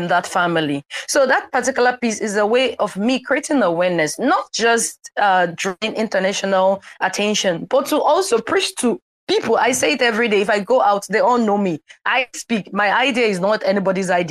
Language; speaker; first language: English; non-native, local second language; Igbo